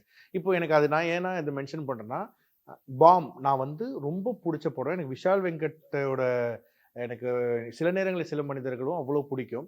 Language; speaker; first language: Tamil; native; Tamil